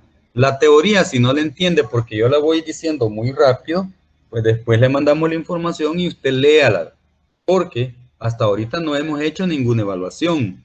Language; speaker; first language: Spanish; native; Spanish